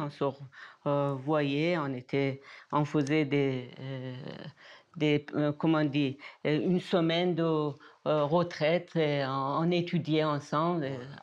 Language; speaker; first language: French; non-native, fluent; Persian